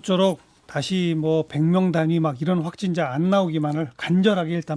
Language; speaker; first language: Korean; native; Korean